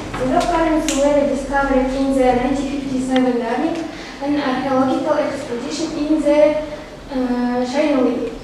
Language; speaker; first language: English; non-native, learner; Kazakh